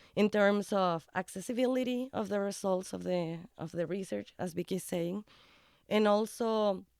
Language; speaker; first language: English; non-native, fluent; Spanish